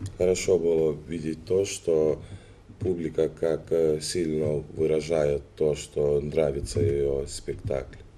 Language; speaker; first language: Russian; non-native, fluent; Hungarian